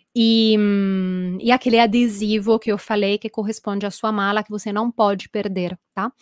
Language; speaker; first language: Portuguese; non-native, fluent; Italian